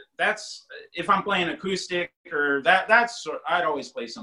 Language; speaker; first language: English; native; English